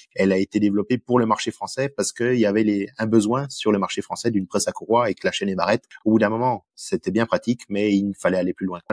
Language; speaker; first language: French; native; French